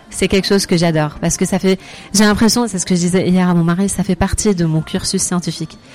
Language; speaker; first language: French; non-native, fluent; Arabic